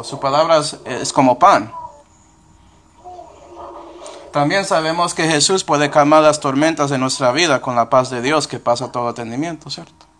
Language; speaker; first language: Spanish; non-native, fluent; English